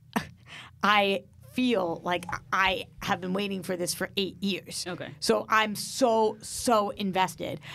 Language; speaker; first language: English; native; English